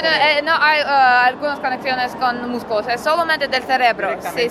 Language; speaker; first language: Spanish; non-native, learner; Russian